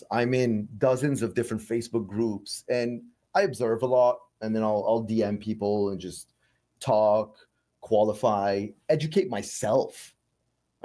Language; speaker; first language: English; native; English